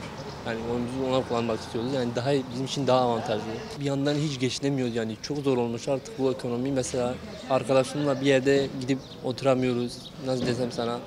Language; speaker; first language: Turkish; non-native, local second language; Kurdish